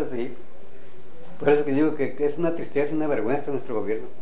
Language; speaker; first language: Spanish; native; Spanish